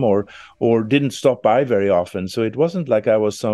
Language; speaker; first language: English; non-native, fluent; Swedish